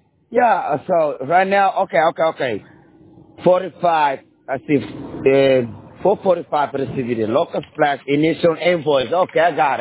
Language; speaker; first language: English; non-native, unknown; Portuguese